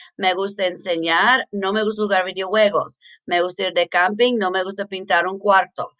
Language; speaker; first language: Spanish; non-native, fluent; English